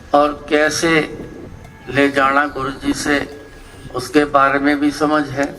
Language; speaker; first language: Hindi; non-native, local second language; Punjabi